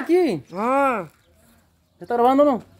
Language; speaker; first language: Spanish; native; Spanish